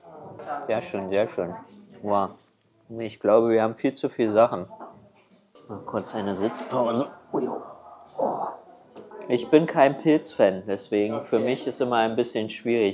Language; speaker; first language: German; non-native, fluent; Chinese